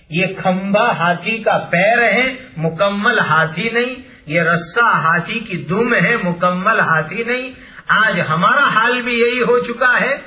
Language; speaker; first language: Urdu; non-native, local second language; Gujarati